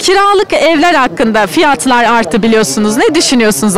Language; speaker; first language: Turkish; native; Turkish